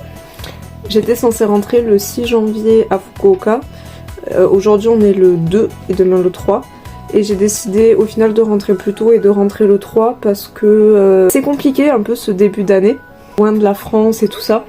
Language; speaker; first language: French; native; French